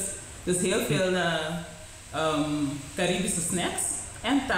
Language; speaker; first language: Dutch; non-native, local second language; Papiamento